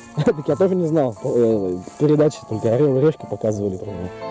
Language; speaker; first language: Russian; native; Russian